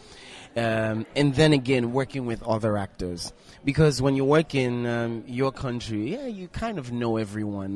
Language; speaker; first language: English; non-native, local second language; Igbo